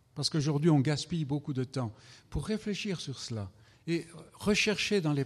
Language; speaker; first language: French; native; French